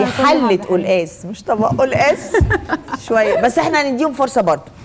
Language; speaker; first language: Arabic; native; Arabic